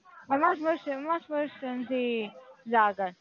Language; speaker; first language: German; non-native, learner; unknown